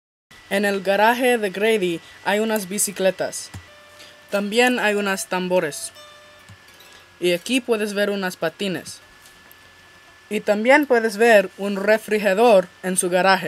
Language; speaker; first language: Spanish; non-native, learner; English